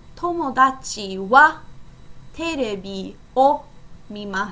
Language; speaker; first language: Japanese; non-native, fluent; English